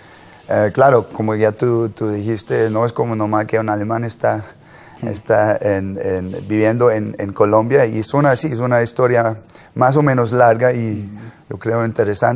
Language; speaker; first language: Spanish; non-native, fluent; German